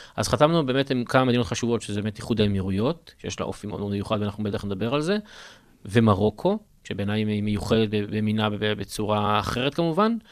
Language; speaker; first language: Hebrew; native; Hebrew